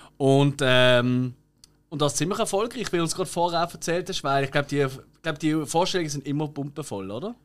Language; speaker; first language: German; native; German